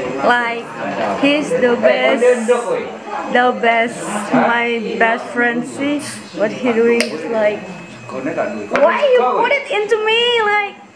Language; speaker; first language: English; non-native, fluent; Indonesian